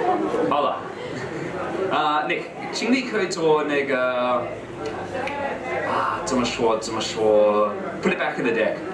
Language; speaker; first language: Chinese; non-native, learner; English